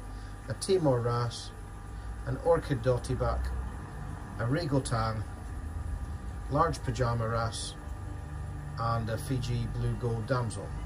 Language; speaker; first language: English; native; English